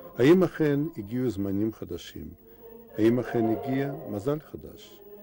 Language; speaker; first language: Hebrew; non-native, fluent; Russian